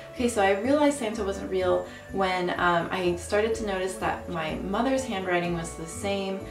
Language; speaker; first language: English; native; English